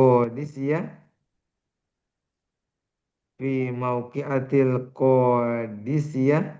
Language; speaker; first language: Arabic; non-native, learner; Indonesian